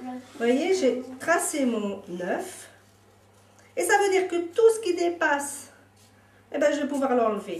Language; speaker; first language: French; native; French